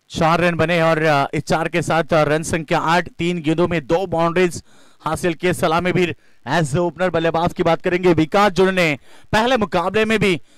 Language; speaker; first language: Hindi; non-native, local second language; Marathi